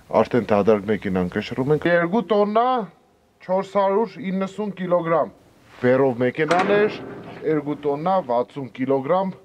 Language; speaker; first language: Armenian; native; Armenian